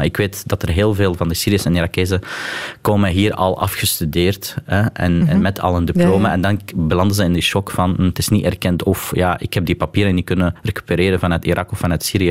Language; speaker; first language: Dutch; non-native, local second language; Arabic